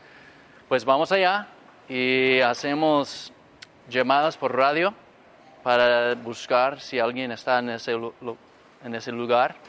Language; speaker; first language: Spanish; non-native, fluent; English